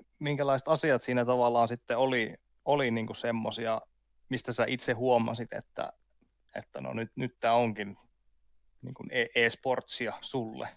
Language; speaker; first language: Finnish; native; Finnish